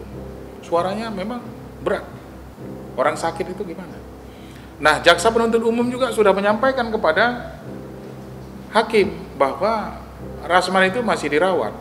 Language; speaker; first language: Indonesian; native; Indonesian